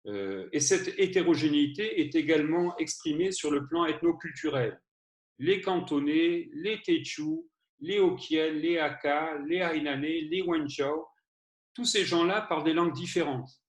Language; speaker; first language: French; native; French